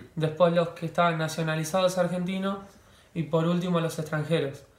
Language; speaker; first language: Spanish; native; Spanish